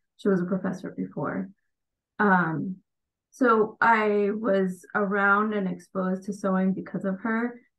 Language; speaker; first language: English; early bilingual, other home language; Bangla